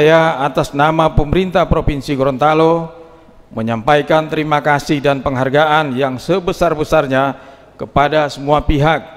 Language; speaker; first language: Indonesian; native; Indonesian